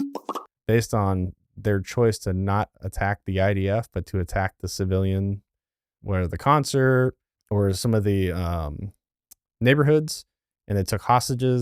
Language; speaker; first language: English; native; English